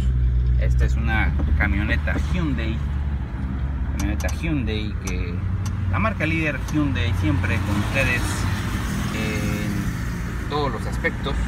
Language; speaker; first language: Spanish; native; Spanish